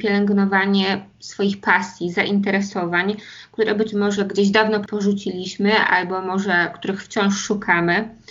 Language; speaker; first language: Polish; native; Polish